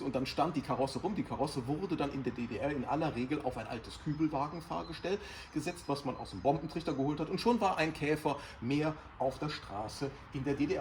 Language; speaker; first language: German; native; German